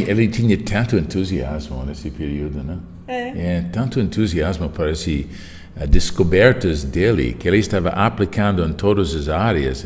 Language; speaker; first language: Portuguese; non-native, fluent; English